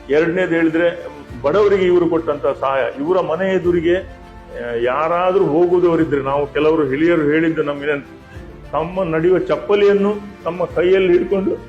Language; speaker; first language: Kannada; native; Kannada